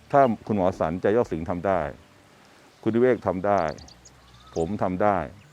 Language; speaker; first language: Thai; native; Thai